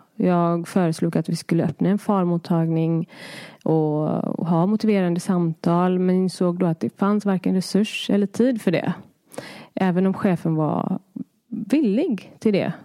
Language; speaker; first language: Swedish; early bilingual, other home language; Persian